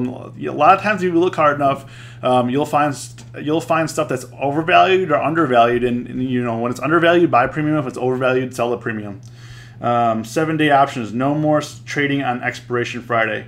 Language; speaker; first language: English; native; English